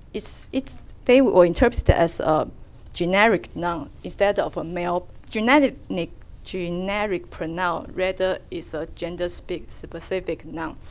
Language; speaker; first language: English; non-native, fluent; Chinese